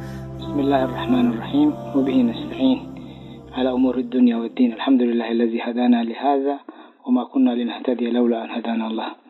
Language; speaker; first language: Arabic; non-native, fluent; Tigrinya